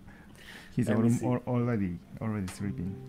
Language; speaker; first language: English; non-native, learner; Japanese